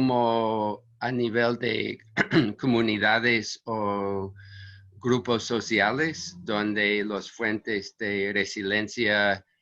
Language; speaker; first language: Spanish; non-native, fluent; English